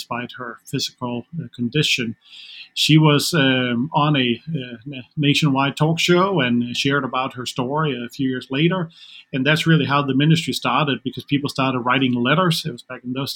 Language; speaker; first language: English; non-native, fluent; Danish